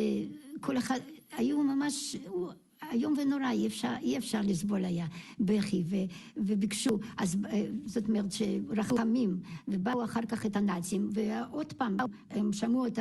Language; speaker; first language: Hebrew; non-native, fluent; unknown